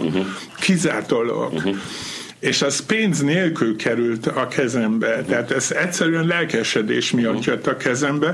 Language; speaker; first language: Hungarian; non-native, fluent; German